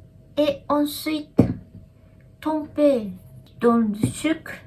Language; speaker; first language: French; non-native, learner; Japanese